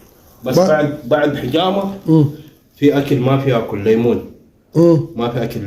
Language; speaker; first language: Arabic; non-native, learner; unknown